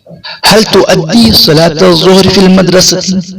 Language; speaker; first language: Arabic; non-native, fluent; Urdu